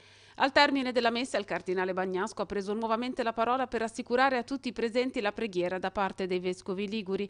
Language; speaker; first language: Italian; native; Italian